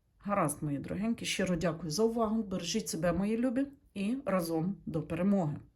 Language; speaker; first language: Ukrainian; non-native, local second language; Russian